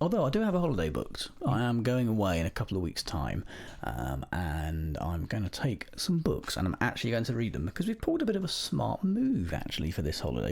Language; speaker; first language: English; native; English